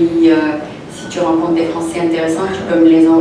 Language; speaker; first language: French; non-native, fluent; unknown